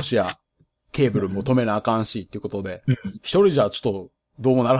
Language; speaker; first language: Japanese; native; Japanese